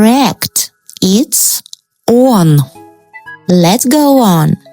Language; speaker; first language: English; non-native, fluent; Russian